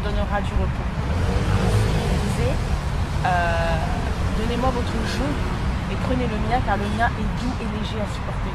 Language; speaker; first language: French; native; French